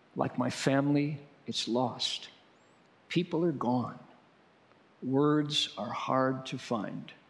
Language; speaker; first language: English; native; English